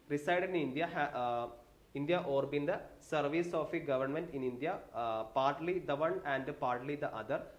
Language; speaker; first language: English; non-native, local second language; Malayalam